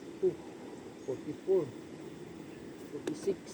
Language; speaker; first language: English; non-native, local second language; Filipino